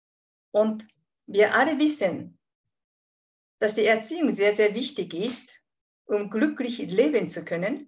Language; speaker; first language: German; non-native, fluent; Japanese